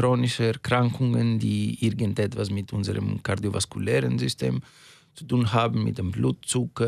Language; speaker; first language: German; non-native, fluent; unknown